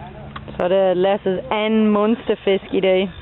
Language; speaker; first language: Danish; non-native, learner; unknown